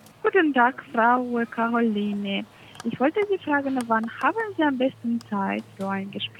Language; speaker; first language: German; non-native, learner; Spanish